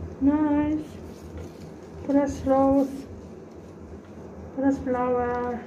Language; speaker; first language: English; non-native, learner; Filipino